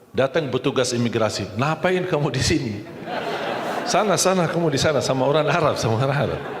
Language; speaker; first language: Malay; non-native, fluent; Arabic